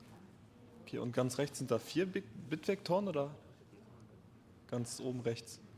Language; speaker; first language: German; native; German